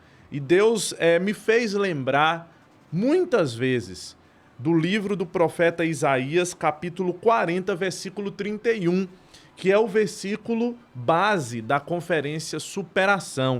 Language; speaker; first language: Portuguese; native; Portuguese